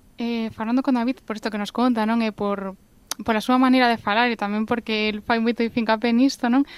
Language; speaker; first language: Galician; native; Galician